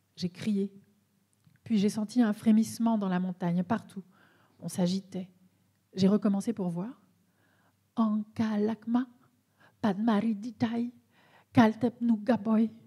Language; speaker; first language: French; native; French